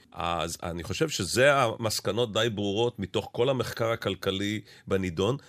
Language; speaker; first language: Hebrew; native; Hebrew